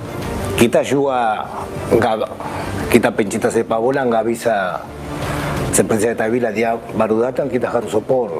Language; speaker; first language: Indonesian; non-native, fluent; Spanish